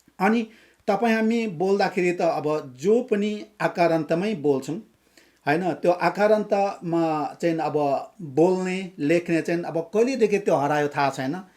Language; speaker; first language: Nepali; non-native, local second language; Limbu